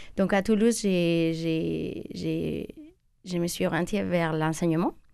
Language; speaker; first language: French; non-native, fluent; Spanish